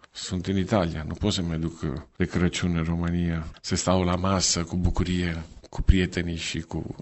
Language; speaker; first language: Romanian; non-native, fluent; Italian